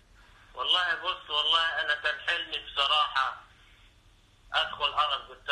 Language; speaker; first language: Arabic; native; Arabic